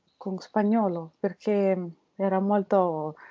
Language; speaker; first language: Italian; non-native, learner; Russian